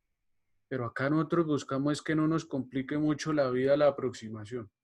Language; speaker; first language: Spanish; native; Spanish